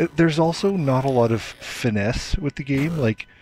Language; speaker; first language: English; native; English